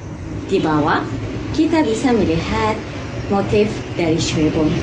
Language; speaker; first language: Indonesian; non-native, learner; Arabic